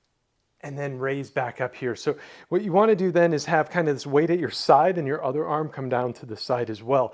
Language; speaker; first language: English; native; English